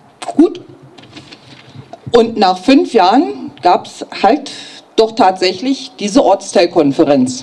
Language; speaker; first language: German; native; German